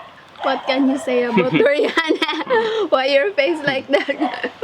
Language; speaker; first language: English; non-native, learner; Cebuano